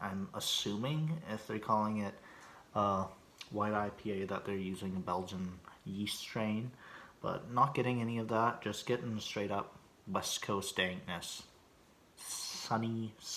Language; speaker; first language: English; native; English